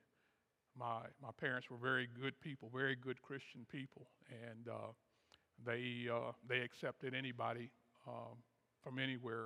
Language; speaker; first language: English; native; English